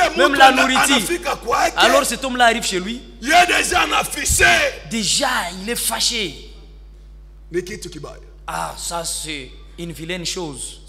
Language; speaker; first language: French; non-native, local second language; Swahili